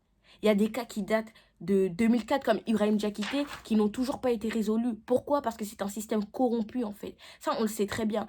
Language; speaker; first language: French; native; French